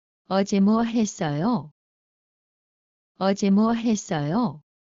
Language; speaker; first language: Korean; non-native, learner; Bangla